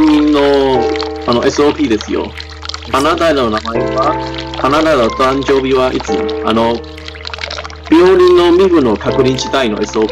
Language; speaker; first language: Japanese; non-native, learner; Chinese